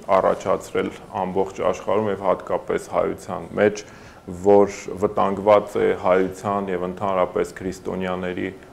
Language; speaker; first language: Armenian; native; Armenian